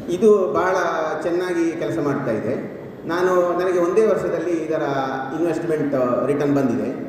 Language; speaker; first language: Kannada; native; Kannada